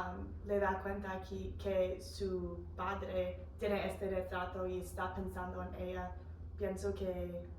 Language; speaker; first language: Spanish; non-native, fluent; English